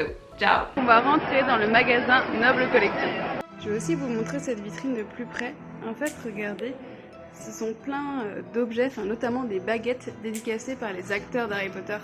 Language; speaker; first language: French; native; French